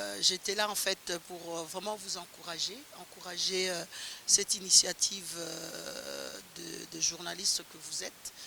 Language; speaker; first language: French; non-native, local second language; Lingala